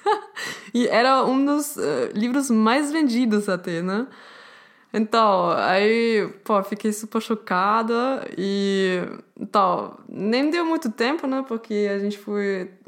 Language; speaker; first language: Portuguese; non-native, fluent; German